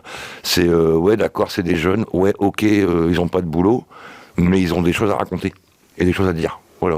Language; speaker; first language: French; native; French